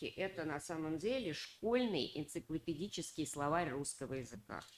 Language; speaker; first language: Russian; native; Russian